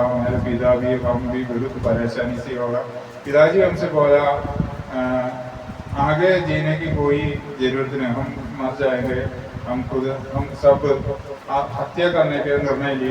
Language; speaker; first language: Hindi; non-native, local second language; Malayalam